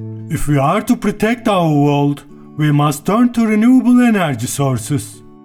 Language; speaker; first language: English; non-native, fluent; Turkish